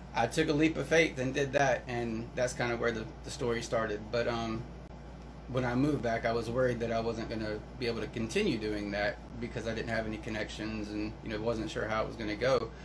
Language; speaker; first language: English; native; English